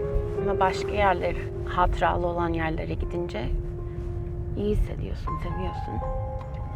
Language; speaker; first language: Turkish; early bilingual, heritage; Turkish